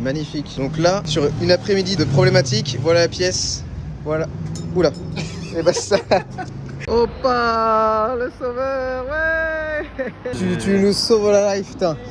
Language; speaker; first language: French; native; French